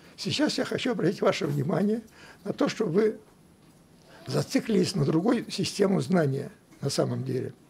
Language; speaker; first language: Russian; native; Russian